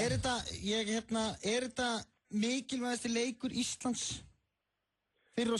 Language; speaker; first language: Icelandic; native; Icelandic